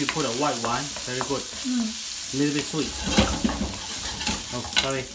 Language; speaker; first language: English; non-native, learner; Chinese